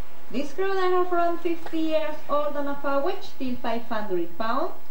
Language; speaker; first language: English; non-native, learner; Spanish